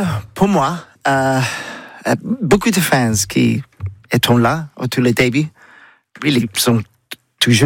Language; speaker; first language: French; non-native, learner; English